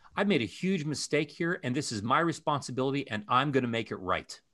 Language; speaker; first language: English; native; English